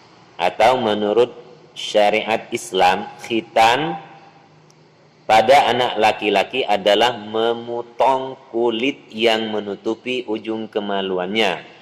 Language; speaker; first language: Indonesian; native; Indonesian